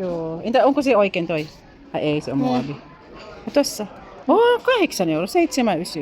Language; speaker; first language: Finnish; non-native, learner; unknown